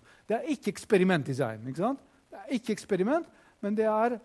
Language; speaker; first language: Norwegian; non-native, fluent; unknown